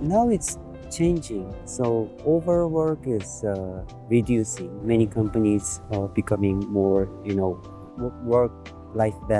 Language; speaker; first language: English; non-native, learner; Japanese